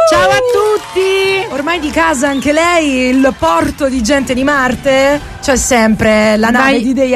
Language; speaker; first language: Italian; native; Italian